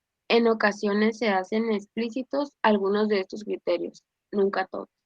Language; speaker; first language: Spanish; native; Spanish